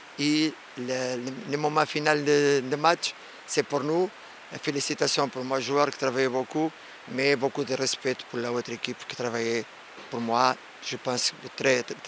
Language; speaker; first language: French; non-native, learner; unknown